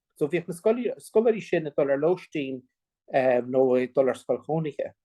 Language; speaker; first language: Irish; non-native, local second language; English